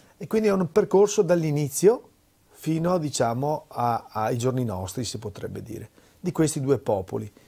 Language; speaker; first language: Italian; native; Italian